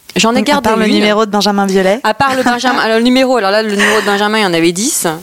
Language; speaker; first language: French; native; French